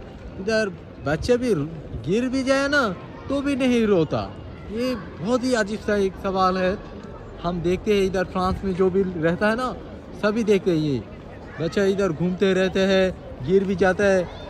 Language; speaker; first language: Hindi; non-native, learner; Bangla